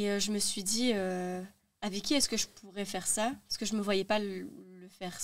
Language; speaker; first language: French; native; French